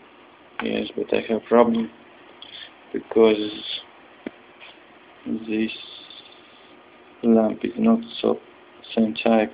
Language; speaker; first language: English; non-native, learner; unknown